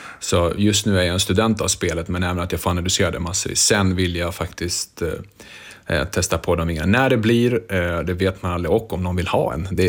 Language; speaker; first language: Swedish; early bilingual, other home language; Bosnian